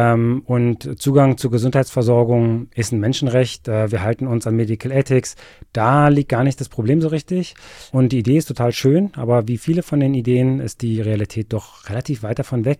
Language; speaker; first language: German; native; German